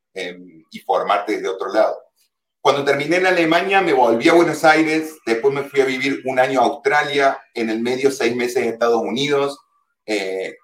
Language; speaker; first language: Spanish; native; Spanish